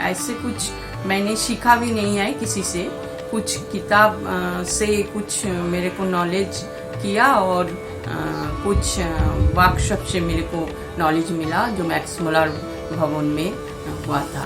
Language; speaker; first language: Hindi; non-native, local second language; Bangla